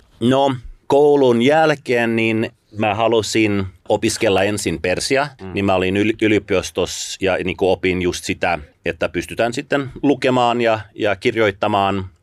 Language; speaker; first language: Finnish; non-native, fluent; Swedish